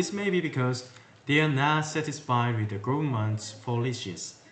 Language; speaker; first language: English; non-native, learner; Korean